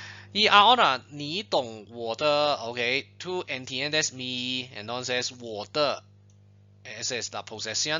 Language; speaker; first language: Spanish; non-native, fluent; Chinese